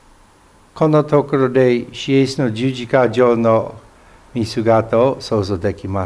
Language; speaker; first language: Japanese; non-native, fluent; English